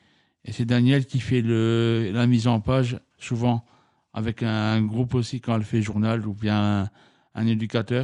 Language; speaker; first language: French; native; French